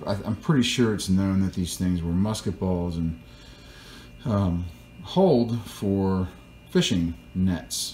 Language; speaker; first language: English; native; English